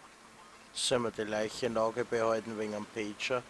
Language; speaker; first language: German; native; German